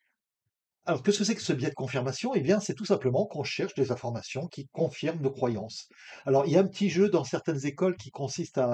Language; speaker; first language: French; native; French